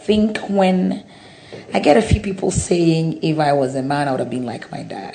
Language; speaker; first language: English; non-native, local second language; Akan